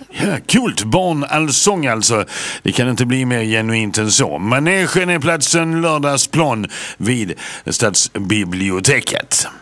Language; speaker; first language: Swedish; native; Swedish